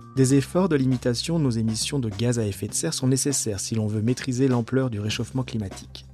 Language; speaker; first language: French; native; French